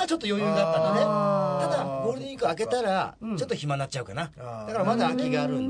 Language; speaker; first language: Japanese; native; Japanese